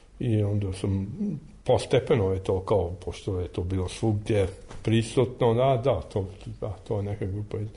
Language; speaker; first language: Serbian; non-native, fluent; English